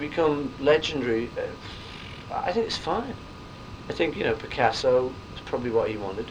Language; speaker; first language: English; native; English